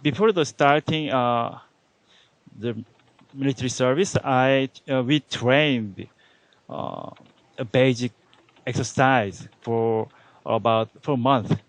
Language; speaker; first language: English; non-native, learner; Korean